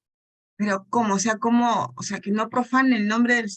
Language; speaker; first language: Spanish; native; Spanish